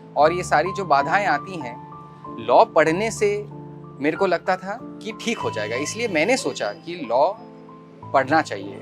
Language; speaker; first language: Hindi; native; Hindi